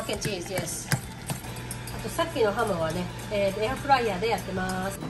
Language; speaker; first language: Japanese; native; Japanese